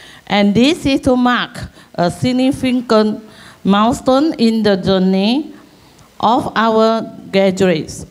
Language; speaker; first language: English; non-native, local second language; Chinese